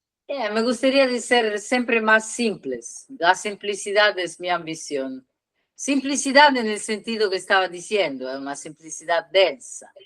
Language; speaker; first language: Spanish; non-native, learner; Italian